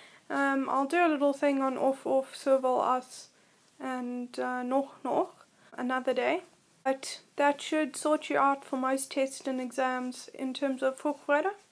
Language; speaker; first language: English; native; English